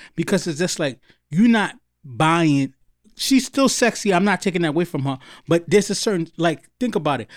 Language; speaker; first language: English; early bilingual, other home language; Haitian Creole